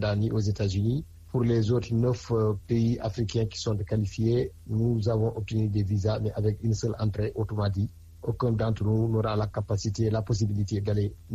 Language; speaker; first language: French; non-native, local second language; Wolof